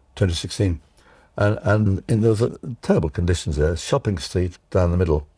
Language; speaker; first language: English; early bilingual, other home language; Czech